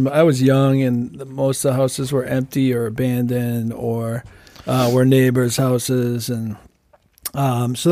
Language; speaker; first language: English; native; English